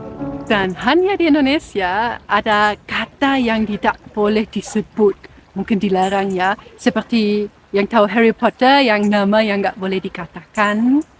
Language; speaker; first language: Indonesian; non-native, fluent; German